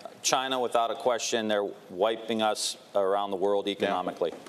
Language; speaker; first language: English; native; English